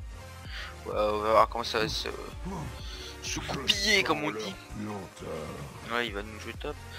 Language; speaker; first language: French; native; French